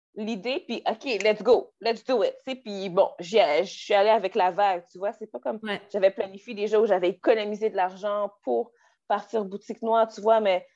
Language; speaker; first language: French; native; French